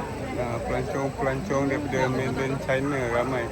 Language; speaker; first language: Malay; native; Malay